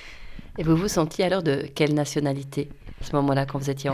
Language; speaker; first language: French; native; French